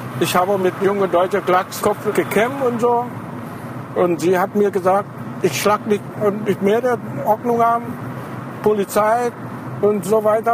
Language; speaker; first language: German; non-native, learner; Vietnamese